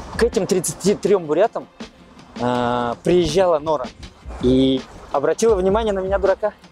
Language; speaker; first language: Russian; native; Russian